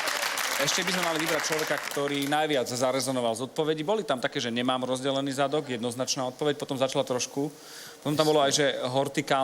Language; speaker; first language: Slovak; native; Slovak